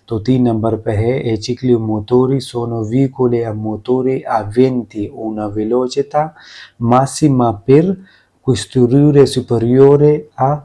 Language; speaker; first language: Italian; non-native, learner; Urdu